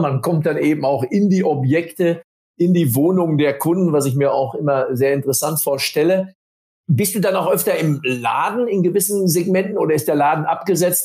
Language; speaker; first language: German; native; German